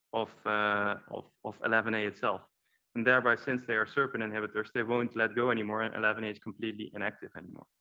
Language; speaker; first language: English; non-native, fluent; Dutch